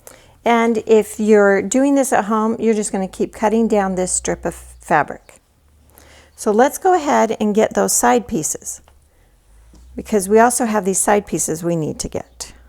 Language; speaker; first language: English; native; English